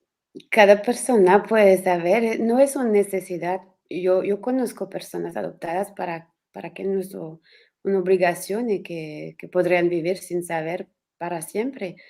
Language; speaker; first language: Spanish; non-native, learner; French